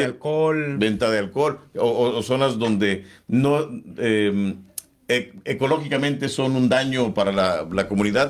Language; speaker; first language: Spanish; native; Spanish